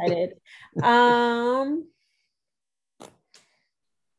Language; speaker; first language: English; early bilingual, other home language; Spanish